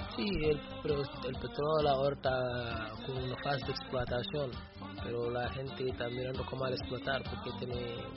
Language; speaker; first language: Spanish; non-native, learner; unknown